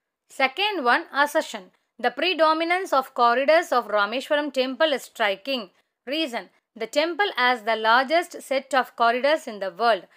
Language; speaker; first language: English; non-native, local second language; Tamil